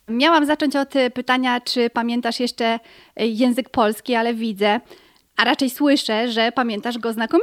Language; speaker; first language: Polish; native; Polish